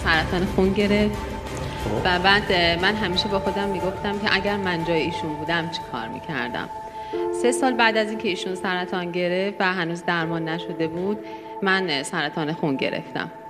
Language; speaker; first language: Persian; native; Persian